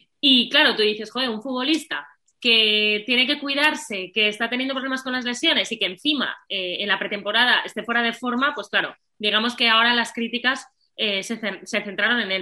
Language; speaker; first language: Spanish; native; Spanish